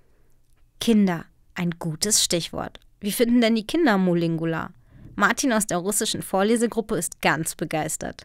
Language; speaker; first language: German; native; German